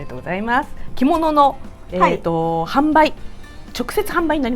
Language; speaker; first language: Japanese; native; Japanese